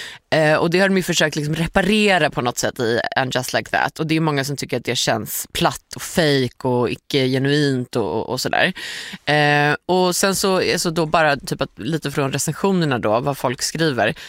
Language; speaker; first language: Swedish; native; Swedish